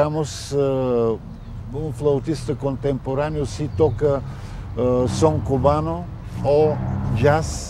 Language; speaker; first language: Spanish; non-native, fluent; Bulgarian